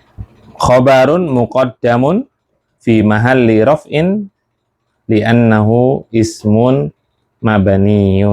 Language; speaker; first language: Arabic; non-native, fluent; Indonesian